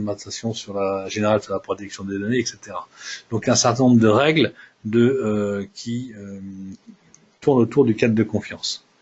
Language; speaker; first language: French; native; French